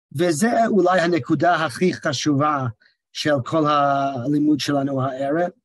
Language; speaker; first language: Hebrew; non-native, fluent; English